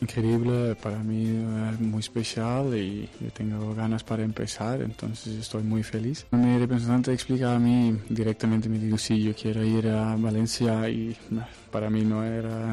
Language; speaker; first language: Spanish; non-native, learner; Dutch